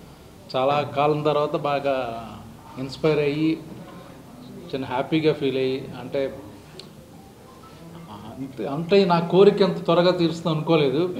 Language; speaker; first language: Telugu; native; Telugu